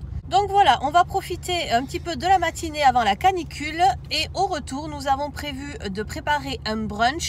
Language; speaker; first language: French; native; French